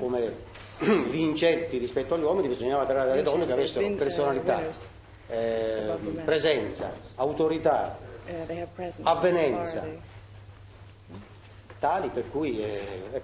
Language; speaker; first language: Italian; native; Italian